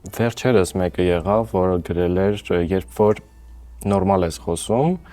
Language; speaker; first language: Armenian; native; Armenian